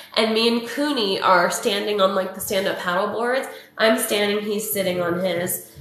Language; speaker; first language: English; native; English